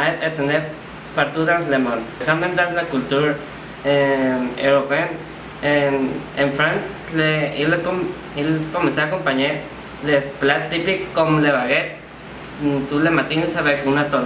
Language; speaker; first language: French; non-native, learner; Spanish